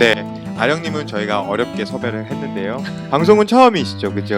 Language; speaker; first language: Korean; native; Korean